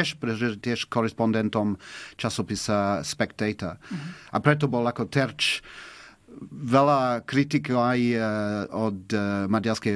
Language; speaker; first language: Slovak; non-native, fluent; English